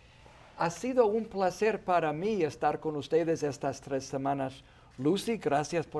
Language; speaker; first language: Spanish; non-native, fluent; English